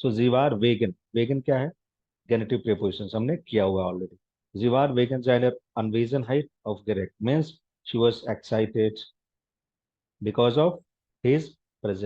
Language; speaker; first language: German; non-native, fluent; Hindi